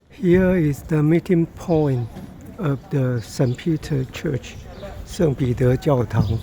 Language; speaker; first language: English; non-native, learner; Chinese